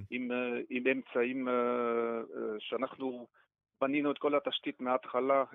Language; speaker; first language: Hebrew; non-native, fluent; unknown